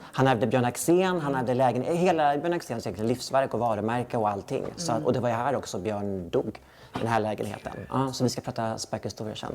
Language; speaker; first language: Swedish; early bilingual, heritage; Swedish